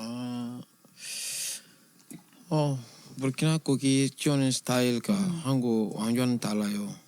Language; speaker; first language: Korean; non-native, learner; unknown